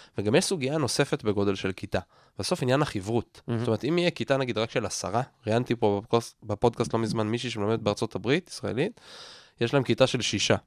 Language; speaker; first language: Hebrew; native; Hebrew